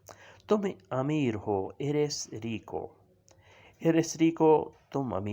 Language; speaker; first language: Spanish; non-native, learner; Urdu